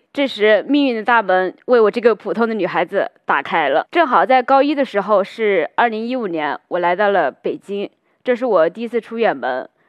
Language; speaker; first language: Chinese; native; Chinese